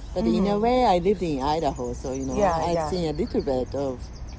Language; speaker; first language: English; non-native, fluent; Japanese